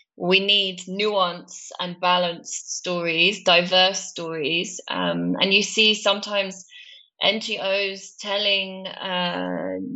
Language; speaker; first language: English; native; English